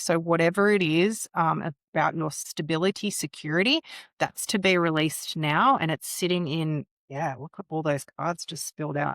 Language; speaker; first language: English; native; English